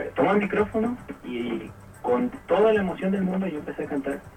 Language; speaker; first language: Spanish; native; Spanish